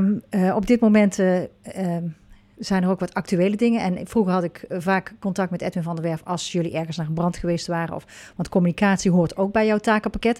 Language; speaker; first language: Dutch; native; Dutch